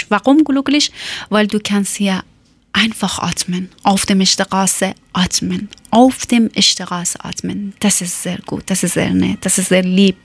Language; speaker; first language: German; non-native, learner; Persian